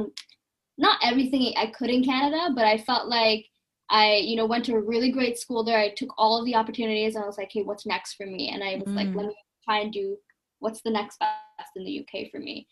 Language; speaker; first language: English; native; English